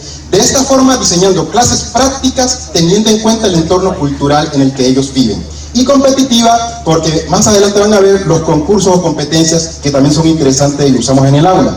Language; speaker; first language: Spanish; native; Spanish